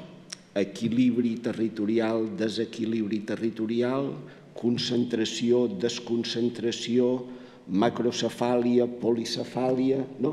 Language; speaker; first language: Catalan; native; Catalan